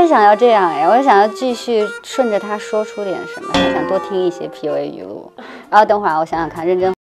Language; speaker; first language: Chinese; native; Chinese